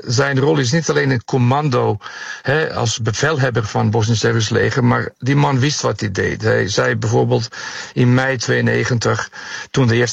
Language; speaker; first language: Dutch; non-native, fluent; Bosnian